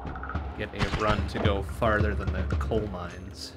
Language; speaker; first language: English; native; English